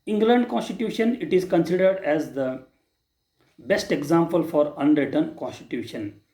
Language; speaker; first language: English; non-native, local second language; Kannada